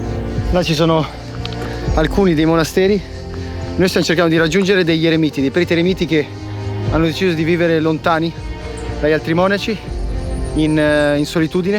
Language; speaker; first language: Italian; native; Italian